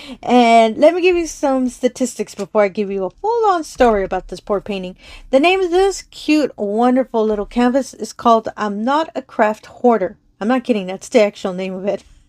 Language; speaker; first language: English; native; English